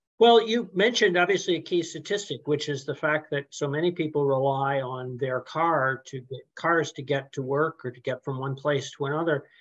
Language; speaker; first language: English; native; English